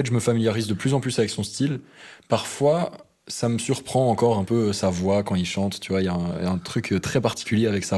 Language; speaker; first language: French; native; French